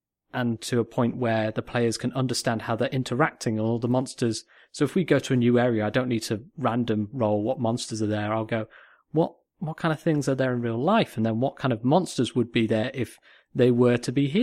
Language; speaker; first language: English; native; English